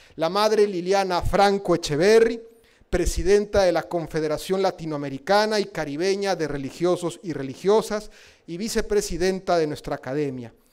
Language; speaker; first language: Spanish; native; Spanish